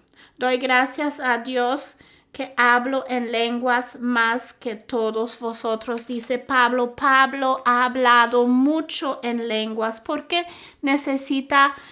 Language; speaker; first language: Spanish; non-native, fluent; German